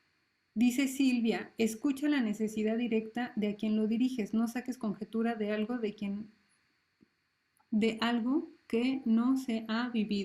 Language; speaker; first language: Spanish; native; Spanish